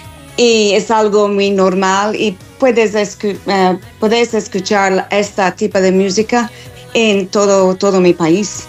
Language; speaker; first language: Spanish; non-native, learner; English